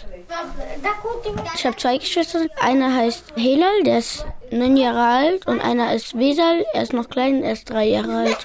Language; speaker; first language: German; early bilingual, other home language; Pashto